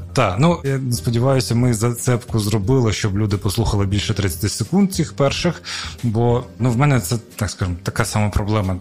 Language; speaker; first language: Ukrainian; native; Ukrainian